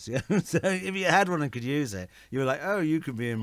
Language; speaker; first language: English; native; English